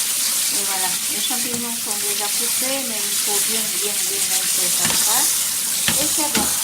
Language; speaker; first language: French; non-native, learner; Vietnamese